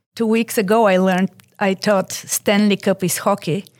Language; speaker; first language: English; non-native, fluent; Bulgarian